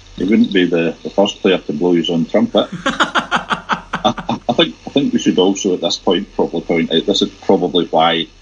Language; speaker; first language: English; native; English